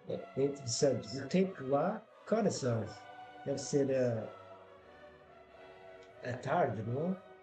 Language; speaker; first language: Portuguese; early bilingual, heritage; Portuguese